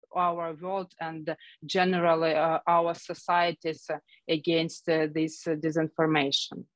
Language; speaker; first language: English; non-native, fluent; Ukrainian